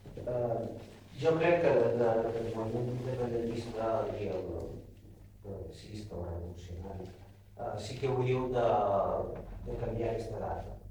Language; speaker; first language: Catalan; native; Catalan